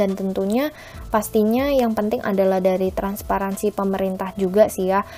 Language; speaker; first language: Indonesian; native; Indonesian